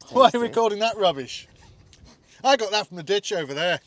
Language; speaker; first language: English; native; English